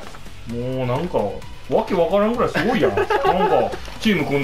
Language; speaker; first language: Japanese; native; Japanese